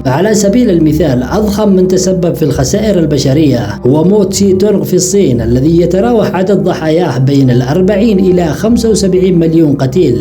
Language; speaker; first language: Arabic; native; Arabic